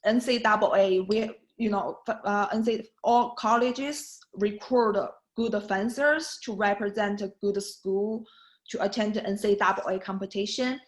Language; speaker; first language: English; non-native, learner; Chinese